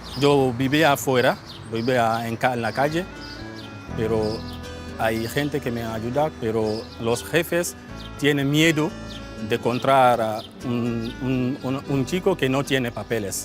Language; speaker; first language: Spanish; non-native, learner; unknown